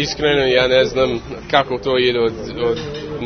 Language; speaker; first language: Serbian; early bilingual, heritage; English